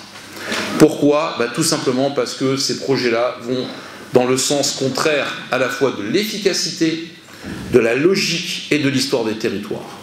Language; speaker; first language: French; native; French